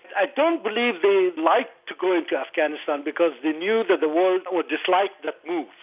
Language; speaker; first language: English; non-native, fluent; Persian